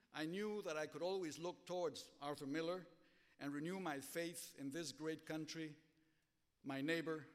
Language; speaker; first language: English; early bilingual, other home language; Spanish